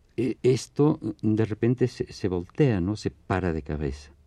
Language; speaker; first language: Spanish; native; Spanish